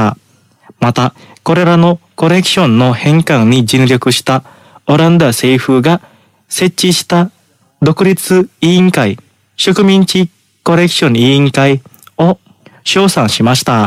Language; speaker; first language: Japanese; non-native, fluent; Indonesian